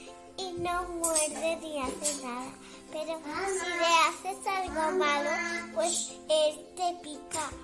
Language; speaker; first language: Spanish; non-native, local second language; Catalan